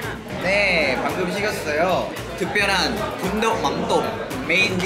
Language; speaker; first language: Korean; non-native, fluent; Vietnamese